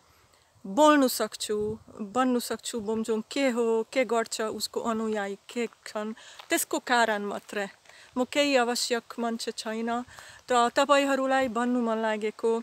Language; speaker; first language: Nepali; non-native, learner; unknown